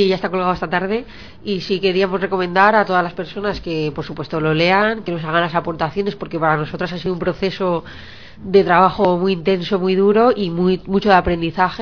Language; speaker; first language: Spanish; native; Spanish